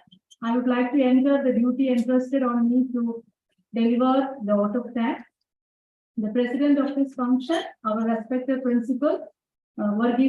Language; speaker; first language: English; non-native, local second language; Malayalam